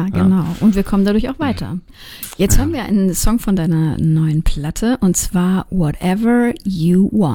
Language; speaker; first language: German; native; German